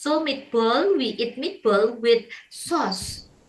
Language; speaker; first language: English; non-native, fluent; Indonesian